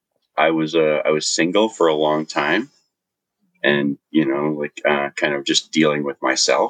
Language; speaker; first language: English; native; English